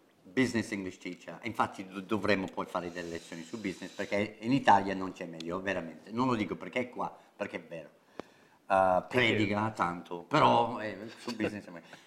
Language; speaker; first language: Italian; non-native, fluent; English